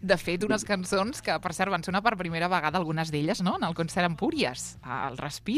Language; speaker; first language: Catalan; native; Catalan